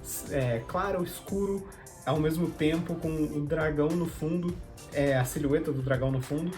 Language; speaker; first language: Portuguese; native; Portuguese